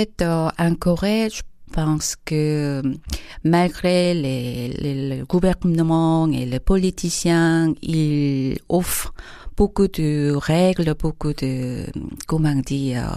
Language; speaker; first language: French; non-native, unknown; Korean